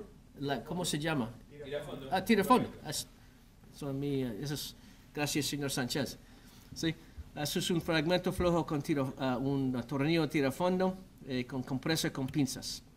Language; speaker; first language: Spanish; non-native, learner; English